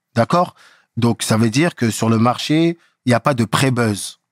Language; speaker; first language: French; native; French